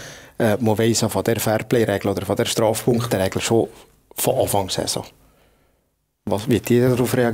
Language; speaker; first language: German; native; German